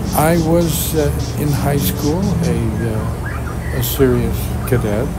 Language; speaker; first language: English; native; English